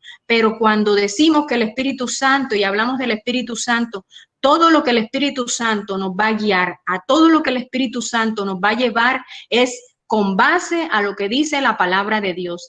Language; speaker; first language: Spanish; native; Spanish